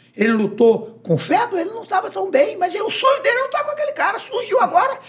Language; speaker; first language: Portuguese; native; Portuguese